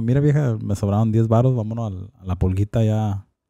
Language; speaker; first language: Spanish; early bilingual, heritage; Spanish